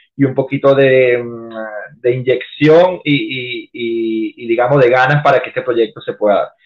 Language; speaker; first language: Spanish; native; Spanish